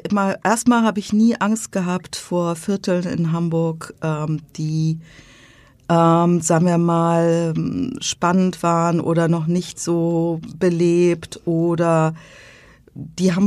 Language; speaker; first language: German; native; German